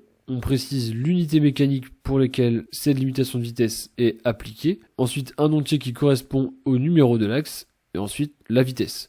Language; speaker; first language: French; native; French